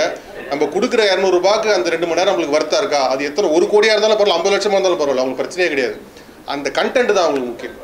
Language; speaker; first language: Tamil; native; Tamil